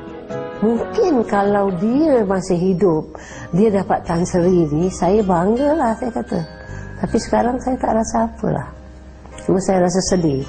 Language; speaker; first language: Malay; native; Malay